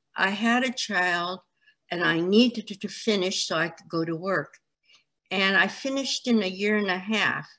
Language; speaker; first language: English; native; English